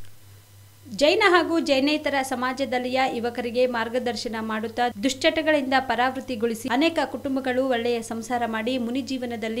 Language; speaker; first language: Kannada; native; Kannada